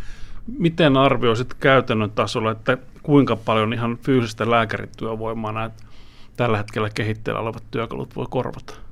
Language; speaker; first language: Finnish; native; Finnish